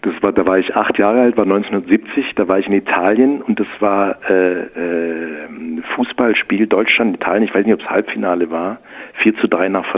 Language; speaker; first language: German; native; German